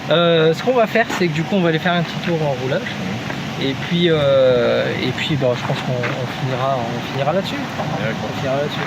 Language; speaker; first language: French; native; French